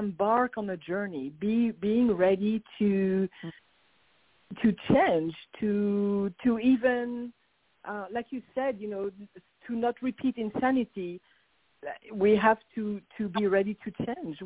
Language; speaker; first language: English; non-native, fluent; French